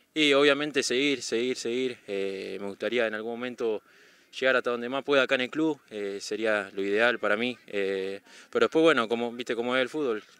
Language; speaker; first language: Spanish; native; Spanish